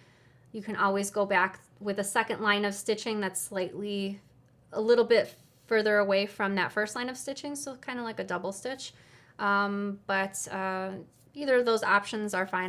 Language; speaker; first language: English; native; English